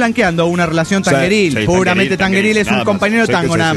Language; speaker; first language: Spanish; native; Spanish